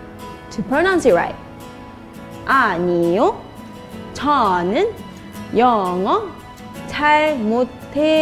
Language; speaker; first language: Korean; non-native, learner; Malay